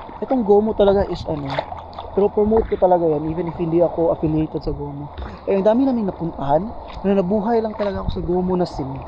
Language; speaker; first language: Filipino; non-native, local second language; Cebuano